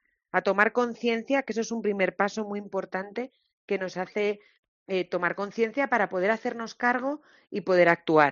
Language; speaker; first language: Spanish; native; Spanish